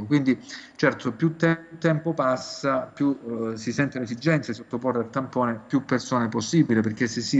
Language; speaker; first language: Italian; native; Italian